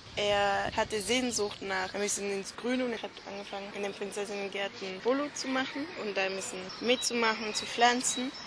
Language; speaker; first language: German; early bilingual, heritage; German